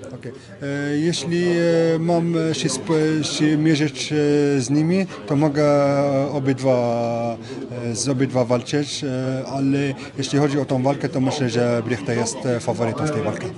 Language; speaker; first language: Polish; non-native, fluent; French